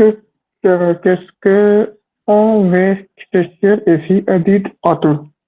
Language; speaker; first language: French; non-native, learner; Hindi